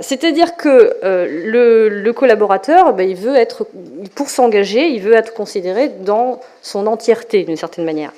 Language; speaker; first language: French; native; French